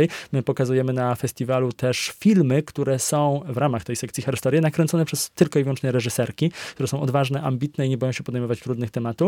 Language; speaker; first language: Polish; native; Polish